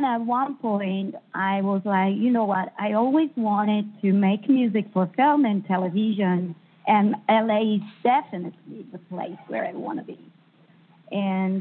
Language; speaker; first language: English; non-native, fluent; Italian